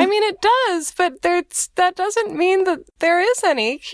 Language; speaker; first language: English; native; English